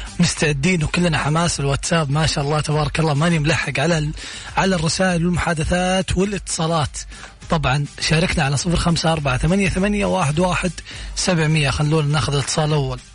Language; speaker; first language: Arabic; native; Arabic